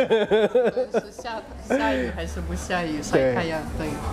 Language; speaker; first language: Chinese; non-native, fluent; Russian